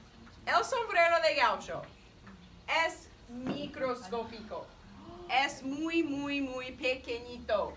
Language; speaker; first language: Spanish; non-native, fluent; English